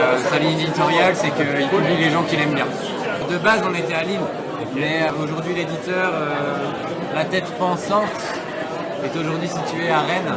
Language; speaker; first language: French; native; French